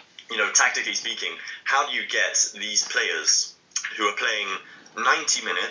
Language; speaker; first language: English; native; English